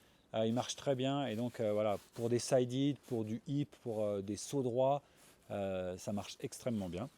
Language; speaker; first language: French; native; French